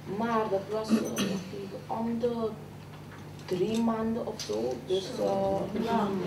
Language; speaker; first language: Dutch; non-native, fluent; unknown